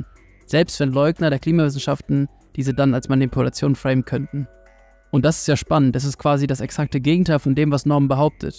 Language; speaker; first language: German; native; German